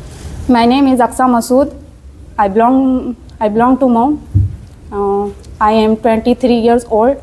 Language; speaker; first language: English; non-native, learner; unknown